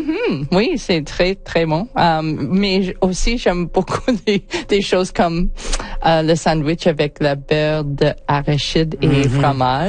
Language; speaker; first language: French; non-native, learner; English